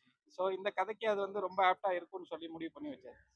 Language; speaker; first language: Tamil; native; Tamil